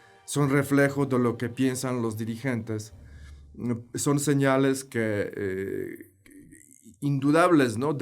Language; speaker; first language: Spanish; non-native, fluent; Polish